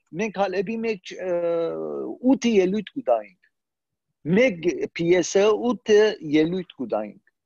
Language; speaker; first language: Armenian; early bilingual, heritage; Armenian